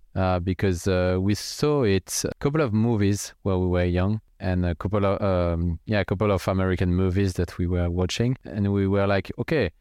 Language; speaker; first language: English; non-native, fluent; French